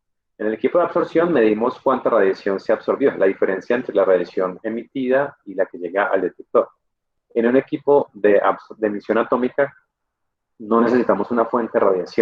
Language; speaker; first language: Spanish; native; Spanish